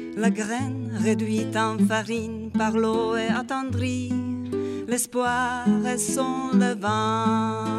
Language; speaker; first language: French; non-native, fluent; Czech